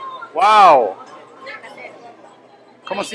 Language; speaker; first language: Spanish; non-native, learner; English